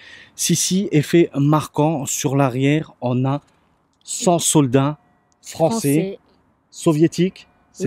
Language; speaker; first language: French; native; French